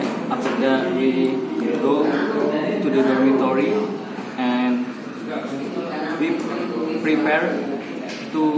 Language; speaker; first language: English; non-native, learner; Indonesian